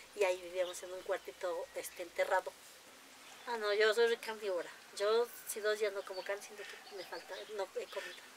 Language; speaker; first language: Spanish; native; Spanish